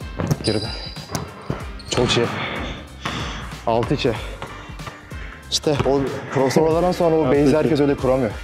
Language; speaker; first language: Turkish; native; Turkish